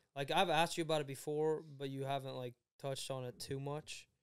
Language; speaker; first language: English; early bilingual, other home language; Swedish